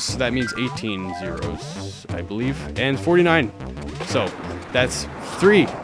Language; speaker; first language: English; native; English